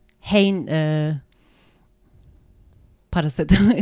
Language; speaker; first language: Dutch; non-native, learner; Turkish